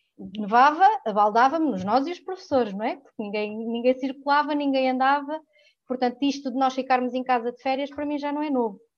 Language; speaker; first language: Portuguese; early bilingual, other home language; French